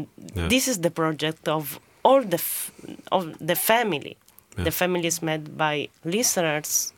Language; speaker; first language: English; non-native, fluent; Italian